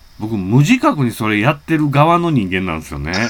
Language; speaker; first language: Japanese; native; Japanese